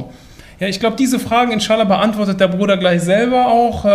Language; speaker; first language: German; native; German